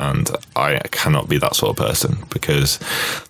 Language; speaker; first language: English; native; English